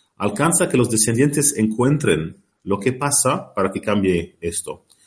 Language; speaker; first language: Spanish; non-native, learner; Arabic